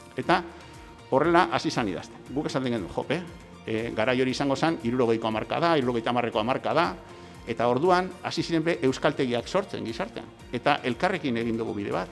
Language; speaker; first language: Basque; native; Basque